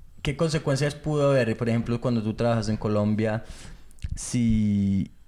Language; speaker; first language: Spanish; early bilingual, heritage; Spanish